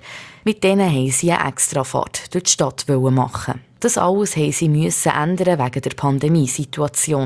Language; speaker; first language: German; native; German